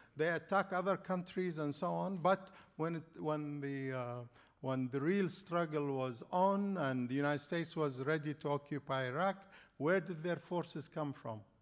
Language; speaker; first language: English; non-native, fluent; Arabic